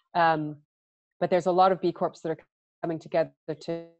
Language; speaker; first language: English; native; English